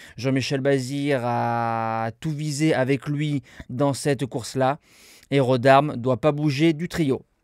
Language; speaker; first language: French; native; French